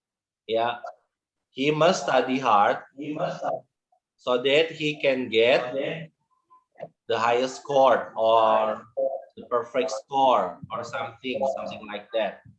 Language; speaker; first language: English; non-native, learner; Indonesian